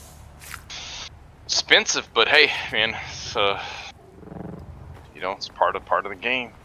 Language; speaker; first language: English; native; English